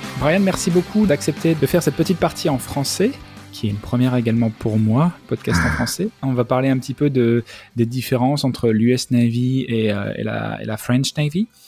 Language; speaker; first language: French; native; French